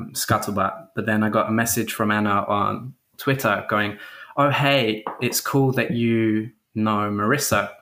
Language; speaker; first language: English; native; English